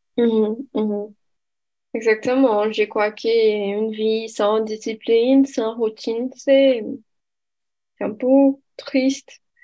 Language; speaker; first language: French; non-native, fluent; Portuguese